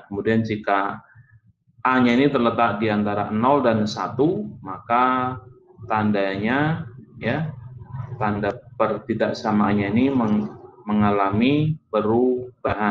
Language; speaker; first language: Indonesian; native; Indonesian